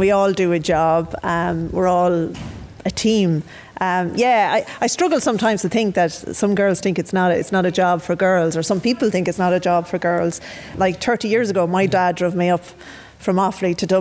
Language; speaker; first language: English; native; English